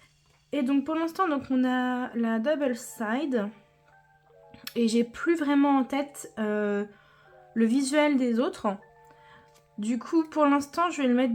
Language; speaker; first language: French; native; French